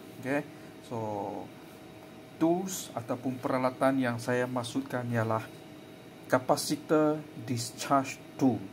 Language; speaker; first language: Malay; non-native, local second language; Chinese